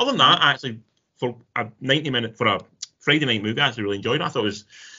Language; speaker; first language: English; native; English